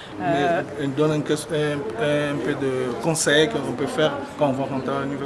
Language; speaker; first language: French; non-native, learner; Portuguese